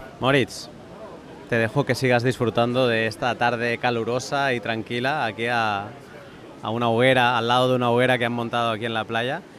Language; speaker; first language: Spanish; native; Spanish